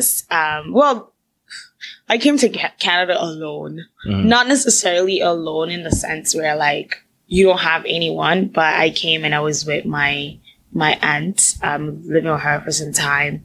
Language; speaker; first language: English; non-native, local second language; Akan